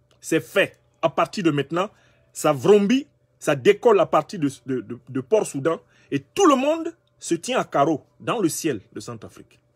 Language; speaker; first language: French; non-native, local second language; Basaa